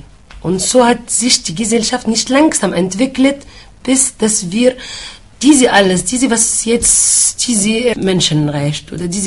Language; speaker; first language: German; non-native, fluent; Arabic